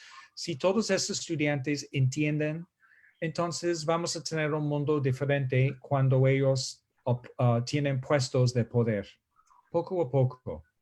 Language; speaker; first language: Spanish; non-native, fluent; English